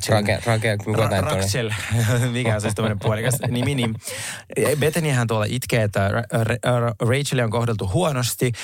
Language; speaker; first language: Finnish; non-native, fluent; Russian